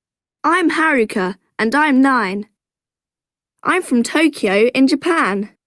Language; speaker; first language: English; non-native, learner; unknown